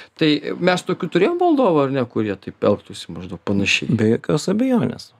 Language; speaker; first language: Lithuanian; native; Lithuanian